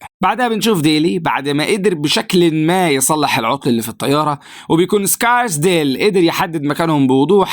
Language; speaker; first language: Arabic; native; Arabic